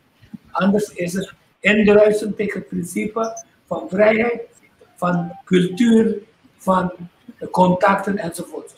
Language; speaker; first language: Dutch; non-native, local second language; Papiamento